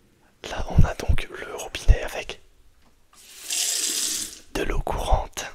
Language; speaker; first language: French; native; French